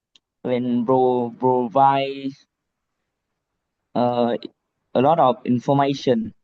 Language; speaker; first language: English; non-native, learner; Vietnamese